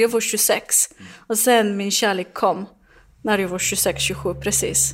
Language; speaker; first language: Swedish; non-native, learner; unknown